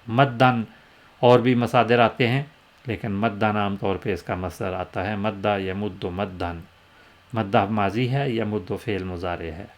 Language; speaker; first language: Urdu; native; Urdu